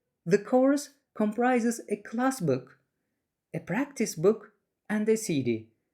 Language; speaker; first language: English; non-native, fluent; Turkish